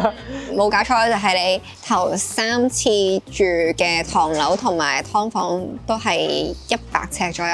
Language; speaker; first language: Cantonese; native; Cantonese